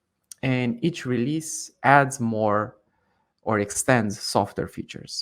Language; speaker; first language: English; non-native, fluent; Romanian